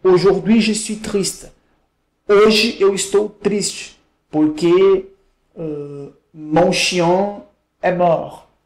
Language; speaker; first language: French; non-native, fluent; Portuguese